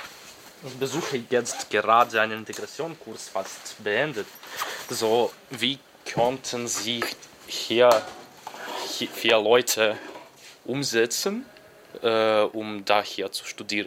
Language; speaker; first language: German; non-native, learner; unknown